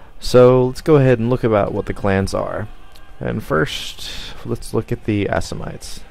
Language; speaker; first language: English; native; English